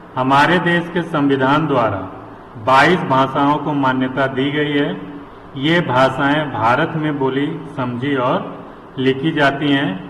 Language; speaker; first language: Hindi; native; Hindi